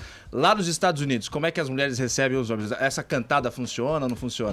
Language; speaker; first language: Portuguese; native; Portuguese